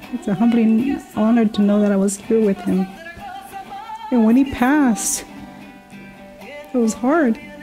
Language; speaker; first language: English; early bilingual, other home language; Spanish